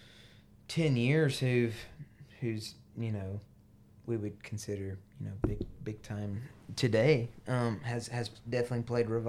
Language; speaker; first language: English; native; English